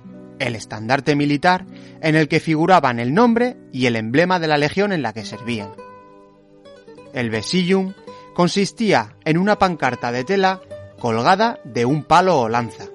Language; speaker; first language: Spanish; native; Spanish